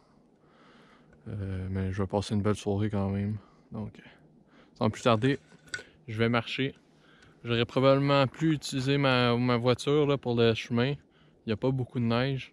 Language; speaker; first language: French; native; French